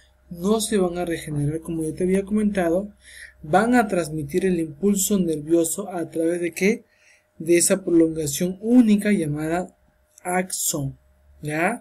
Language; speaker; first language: Spanish; native; Spanish